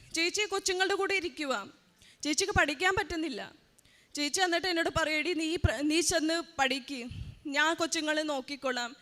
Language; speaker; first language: Malayalam; early bilingual, heritage; Malayalam